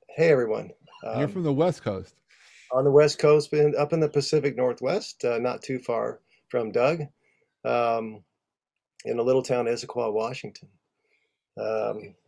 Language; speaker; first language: English; native; English